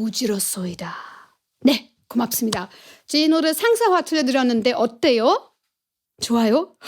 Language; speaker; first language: Korean; non-native, fluent; German